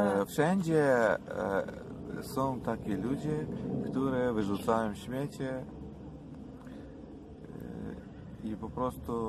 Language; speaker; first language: Polish; non-native, learner; Ukrainian